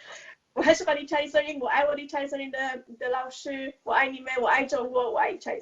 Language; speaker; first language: Chinese; non-native, learner; English